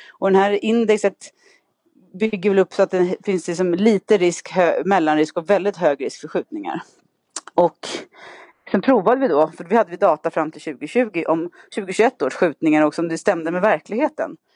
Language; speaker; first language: Swedish; native; Swedish